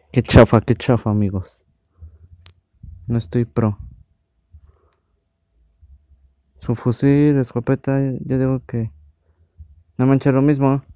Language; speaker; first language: Spanish; native; Spanish